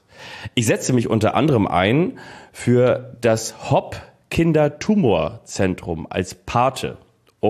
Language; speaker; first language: German; native; German